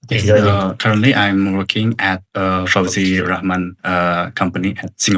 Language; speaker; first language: English; non-native, learner; Indonesian